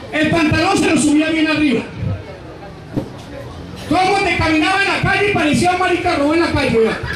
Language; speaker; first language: Spanish; native; Spanish